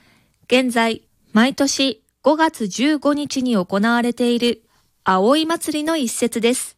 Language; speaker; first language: Japanese; native; Japanese